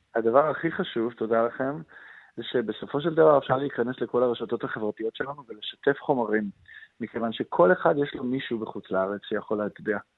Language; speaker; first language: Hebrew; native; Hebrew